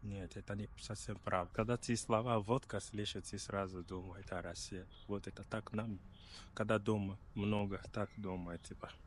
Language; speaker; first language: Russian; non-native, learner; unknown